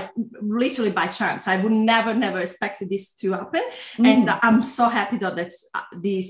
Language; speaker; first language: English; non-native, fluent; Italian